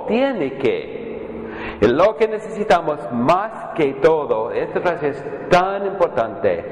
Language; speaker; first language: Spanish; non-native, fluent; English